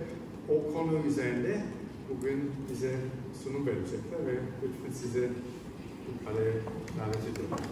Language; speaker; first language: Turkish; non-native, learner; Hungarian